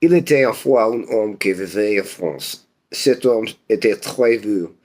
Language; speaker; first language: French; non-native, learner; English